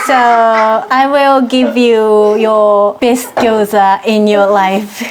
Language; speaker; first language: English; non-native, learner; Japanese